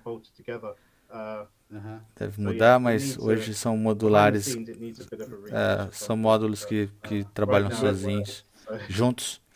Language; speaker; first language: Portuguese; non-native, learner; English